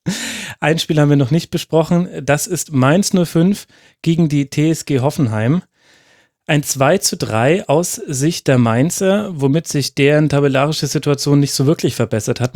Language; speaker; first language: German; native; German